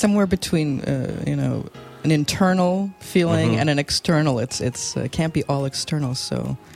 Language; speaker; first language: English; early bilingual, other home language; Russian